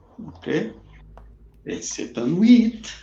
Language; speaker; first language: French; non-native, fluent; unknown